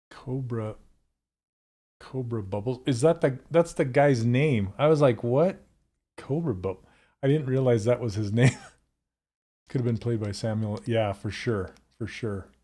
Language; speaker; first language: English; native; English